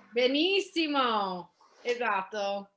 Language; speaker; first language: Italian; non-native, fluent; English